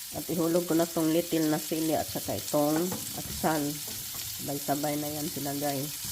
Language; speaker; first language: Filipino; non-native, local second language; Cebuano